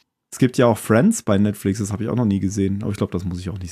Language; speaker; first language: German; native; German